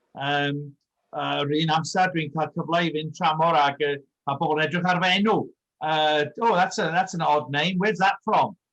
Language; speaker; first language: Welsh; early bilingual, heritage; Welsh